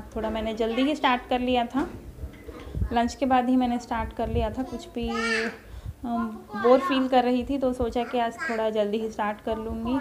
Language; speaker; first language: Hindi; native; Hindi